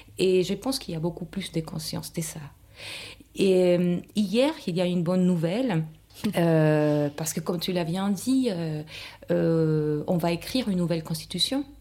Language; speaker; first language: French; non-native, fluent; Spanish